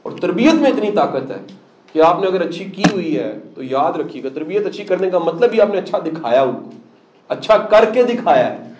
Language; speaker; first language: Hindi; non-native, local second language; Punjabi